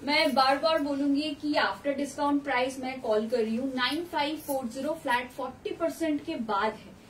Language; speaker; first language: Hindi; non-native, local second language; Bangla